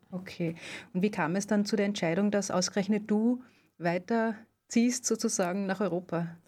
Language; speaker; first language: German; native; German